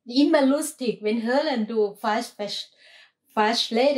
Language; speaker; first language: German; non-native, learner; Thai